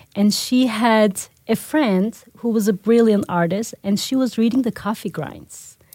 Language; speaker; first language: English; non-native, fluent; Turkish